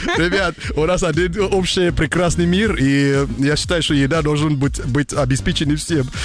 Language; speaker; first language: Russian; non-native, fluent; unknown